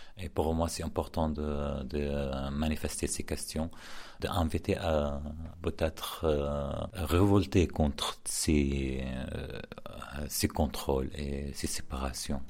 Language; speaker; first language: French; non-native, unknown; Arabic